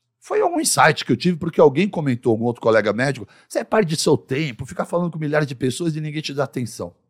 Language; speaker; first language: Portuguese; early bilingual, other home language; Arabic